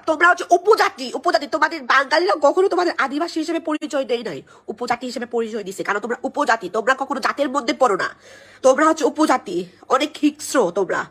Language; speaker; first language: Bangla; non-native, local second language; Chakma